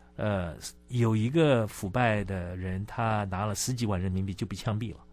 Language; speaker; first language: Chinese; native; Chinese